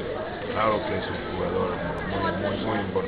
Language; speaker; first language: Spanish; non-native, fluent; French